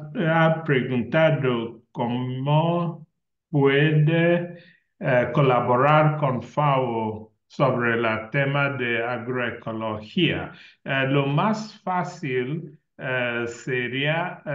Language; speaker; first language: Spanish; non-native, learner; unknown